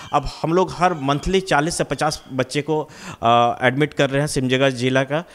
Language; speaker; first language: Hindi; native; Hindi